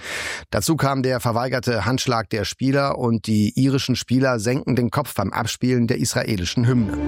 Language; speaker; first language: German; native; German